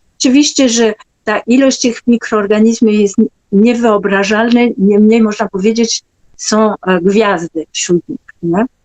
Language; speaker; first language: Polish; non-native, fluent; French